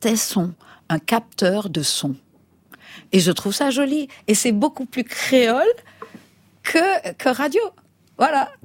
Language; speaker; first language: French; native; French